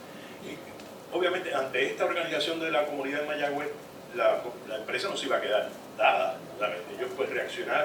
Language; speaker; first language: Spanish; native; Spanish